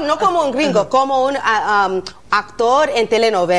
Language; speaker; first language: Spanish; non-native, learner; English